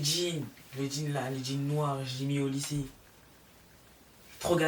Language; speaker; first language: French; native; French